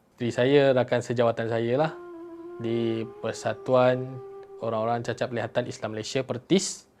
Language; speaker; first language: Malay; non-native, local second language; Chinese